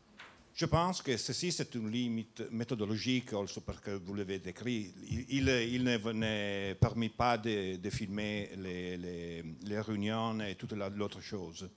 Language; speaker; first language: French; non-native, learner; Italian